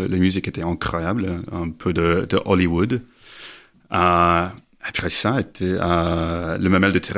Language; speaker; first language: French; non-native, learner; English